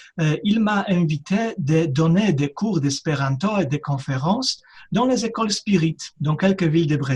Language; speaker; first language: French; non-native, fluent; Polish